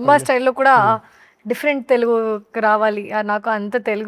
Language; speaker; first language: Telugu; non-native, learner; Hindi